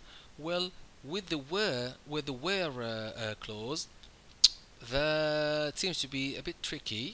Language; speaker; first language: English; non-native, fluent; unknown